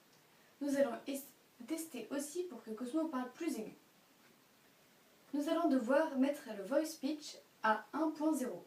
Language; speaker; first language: French; native; French